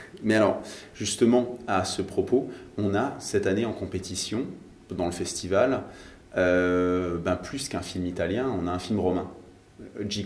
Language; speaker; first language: French; native; French